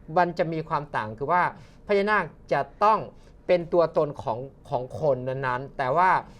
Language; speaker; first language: Thai; native; Thai